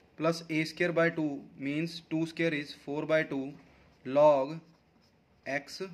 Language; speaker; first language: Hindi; non-native, local second language; Punjabi